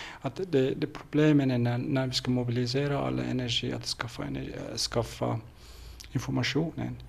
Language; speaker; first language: Swedish; non-native, fluent; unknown